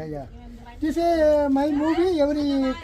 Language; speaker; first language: English; non-native, learner; Tamil